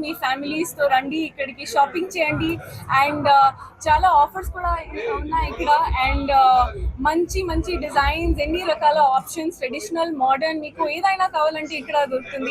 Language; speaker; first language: Telugu; non-native, learner; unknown